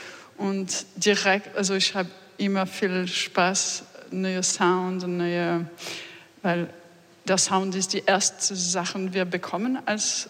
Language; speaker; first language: German; non-native, learner; French